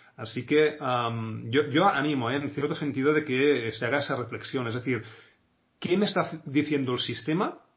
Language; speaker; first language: Spanish; non-native, local second language; Catalan